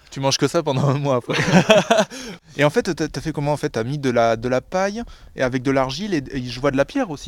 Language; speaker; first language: French; native; French